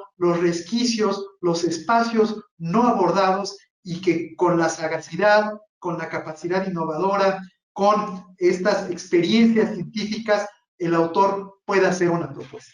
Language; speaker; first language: Spanish; native; Spanish